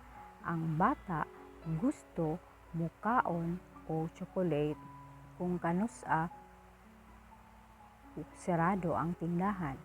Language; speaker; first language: Cebuano; non-native, learner; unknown